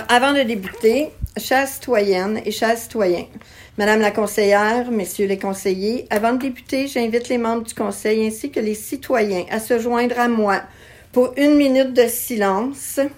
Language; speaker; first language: French; native; French